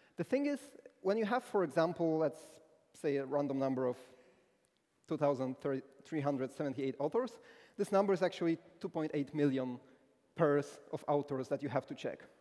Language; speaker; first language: English; non-native, fluent; Polish